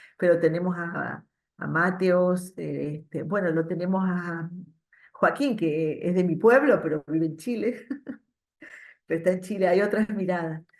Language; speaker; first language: Spanish; non-native, local second language; German